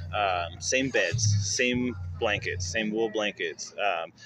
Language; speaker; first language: English; native; English